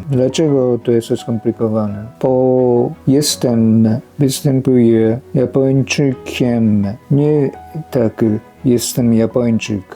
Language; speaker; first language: Polish; non-native, fluent; Japanese